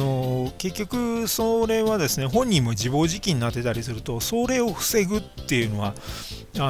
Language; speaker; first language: Japanese; native; Japanese